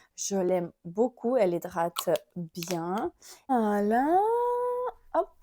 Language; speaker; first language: French; non-native, fluent; Ukrainian